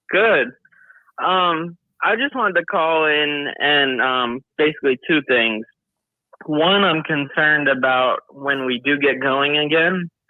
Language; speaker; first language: English; native; English